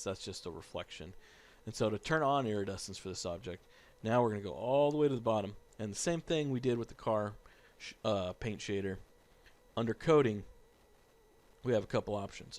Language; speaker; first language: English; native; English